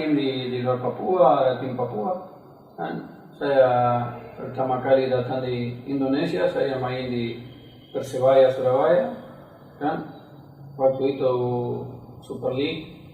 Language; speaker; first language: Indonesian; non-native, fluent; Spanish